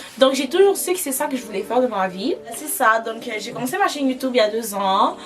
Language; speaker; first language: French; early bilingual, other home language; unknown